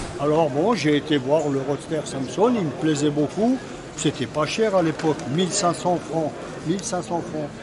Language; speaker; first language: French; native; French